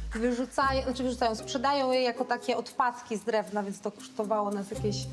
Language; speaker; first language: Polish; native; Polish